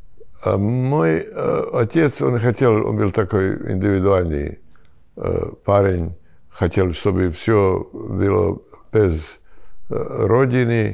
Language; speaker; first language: Russian; non-native, learner; Serbian